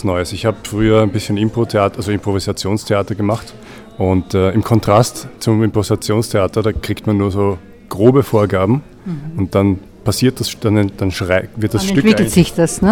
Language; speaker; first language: German; native; German